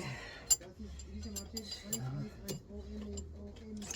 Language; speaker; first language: German; non-native, learner; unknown